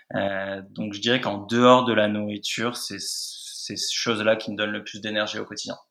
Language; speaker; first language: French; native; French